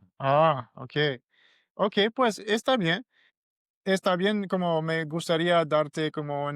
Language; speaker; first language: Spanish; non-native, learner; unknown